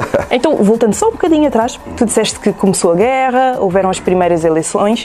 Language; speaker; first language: Portuguese; native; Portuguese